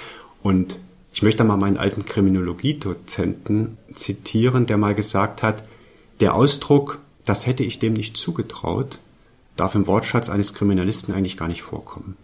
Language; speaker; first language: German; native; German